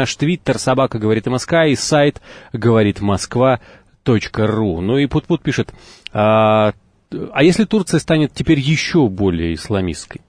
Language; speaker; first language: Russian; native; Russian